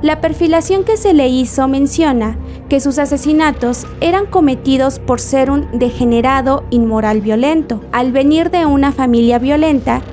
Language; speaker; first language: Spanish; native; Spanish